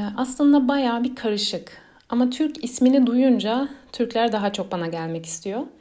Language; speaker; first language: Turkish; early bilingual, heritage; Turkish